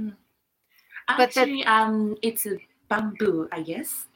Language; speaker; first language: English; non-native, fluent; Japanese